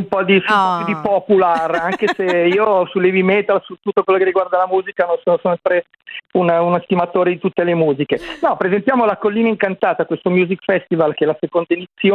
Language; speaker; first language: Italian; native; Italian